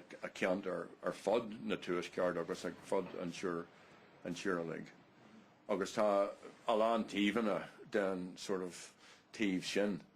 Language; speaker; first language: Irish; non-native, learner; English